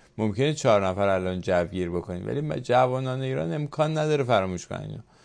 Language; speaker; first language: Persian; native; Persian